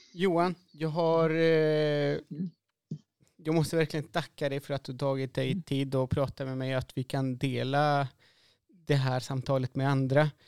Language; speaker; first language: Swedish; non-native, fluent; Spanish